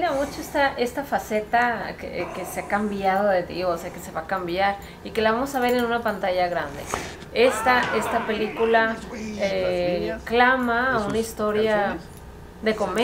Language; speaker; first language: Spanish; native; Spanish